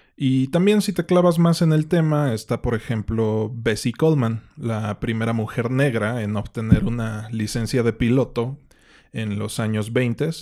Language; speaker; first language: Spanish; native; Spanish